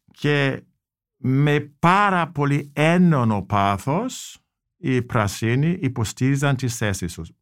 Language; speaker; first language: Greek; non-native, fluent; German